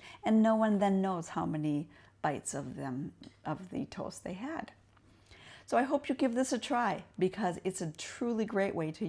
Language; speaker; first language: English; native; English